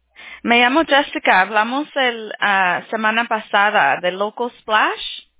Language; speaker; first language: Spanish; early bilingual, heritage; Spanish